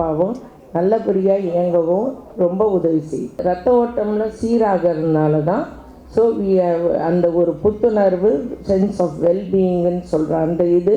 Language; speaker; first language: Tamil; native; Tamil